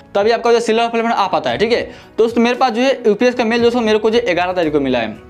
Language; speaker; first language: Hindi; native; Hindi